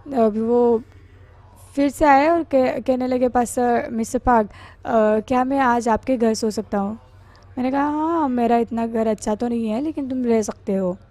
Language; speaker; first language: Hindi; non-native, fluent; Korean